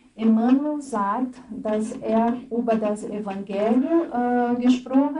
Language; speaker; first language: German; non-native, fluent; Portuguese